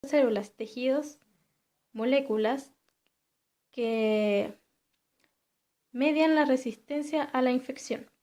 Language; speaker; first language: Spanish; native; Spanish